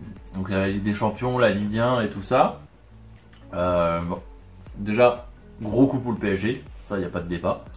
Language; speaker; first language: French; native; French